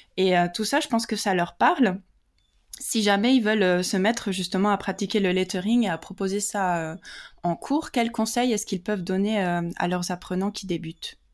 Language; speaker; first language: French; native; French